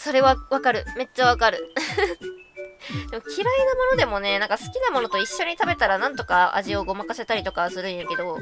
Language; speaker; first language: Japanese; native; Japanese